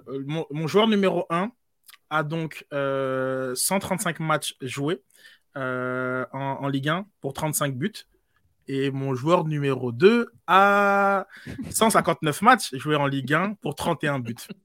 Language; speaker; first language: French; native; French